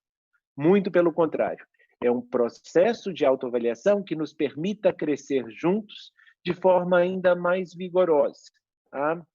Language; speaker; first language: Portuguese; native; Portuguese